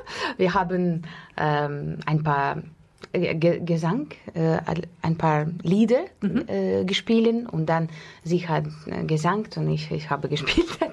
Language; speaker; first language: German; non-native, fluent; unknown